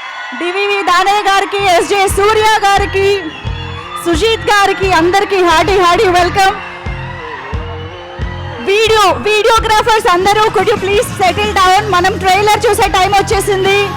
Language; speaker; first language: Telugu; native; Telugu